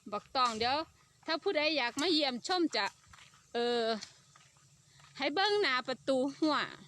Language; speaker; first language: Thai; native; Thai